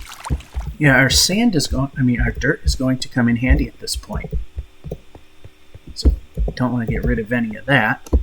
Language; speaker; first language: English; native; English